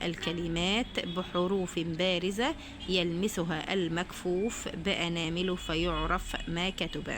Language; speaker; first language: Arabic; native; Arabic